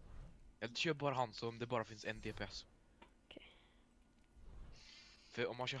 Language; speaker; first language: Swedish; native; Swedish